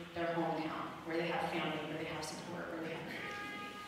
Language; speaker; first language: English; native; English